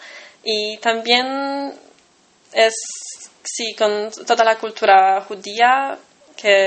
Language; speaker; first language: Spanish; non-native, fluent; Polish